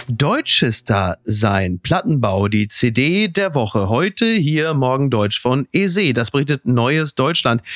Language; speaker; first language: German; native; German